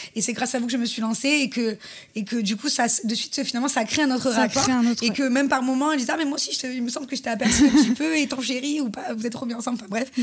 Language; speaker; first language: French; native; French